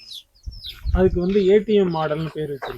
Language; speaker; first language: Tamil; native; Tamil